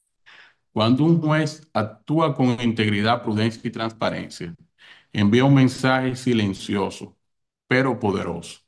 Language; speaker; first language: Spanish; native; Spanish